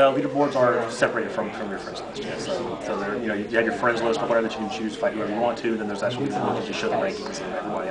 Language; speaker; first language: English; native; English